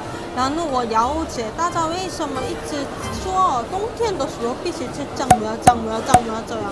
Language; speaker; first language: Chinese; non-native, fluent; Korean